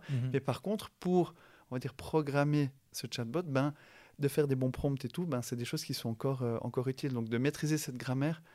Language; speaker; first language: French; native; French